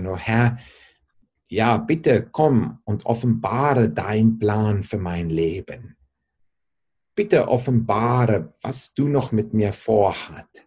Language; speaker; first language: German; non-native, fluent; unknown